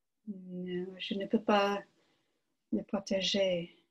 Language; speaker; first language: French; non-native, learner; English